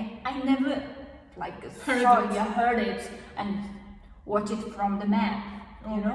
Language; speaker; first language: English; non-native, learner; Kazakh